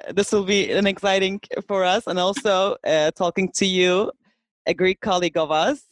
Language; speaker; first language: English; non-native, fluent; Turkish